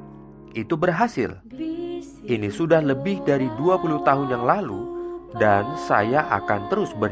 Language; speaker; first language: Indonesian; native; Indonesian